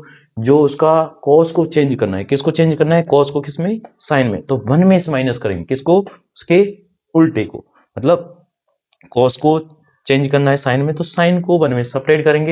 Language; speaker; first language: Hindi; native; Hindi